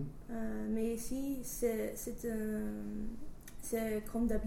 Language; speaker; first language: French; non-native, learner; English